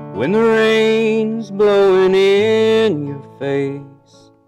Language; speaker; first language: English; native; English